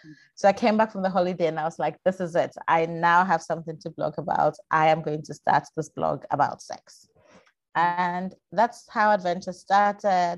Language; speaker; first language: English; non-native, local second language; Akan